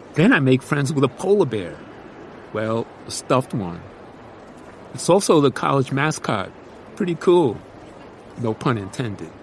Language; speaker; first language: English; native; English